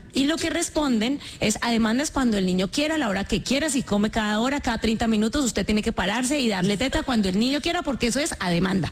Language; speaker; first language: Spanish; native; Spanish